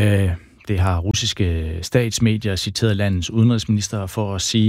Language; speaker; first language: Danish; native; Danish